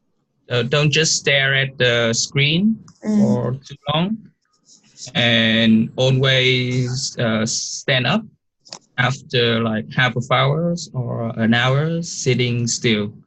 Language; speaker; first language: English; non-native, learner; Vietnamese